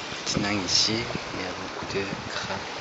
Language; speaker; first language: French; non-native, learner; Korean